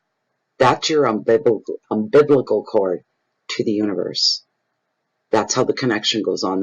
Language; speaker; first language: English; native; English